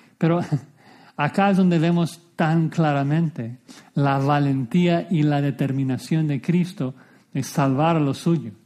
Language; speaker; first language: Spanish; non-native, fluent; English